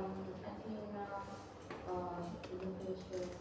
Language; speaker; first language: English; non-native, learner; Vietnamese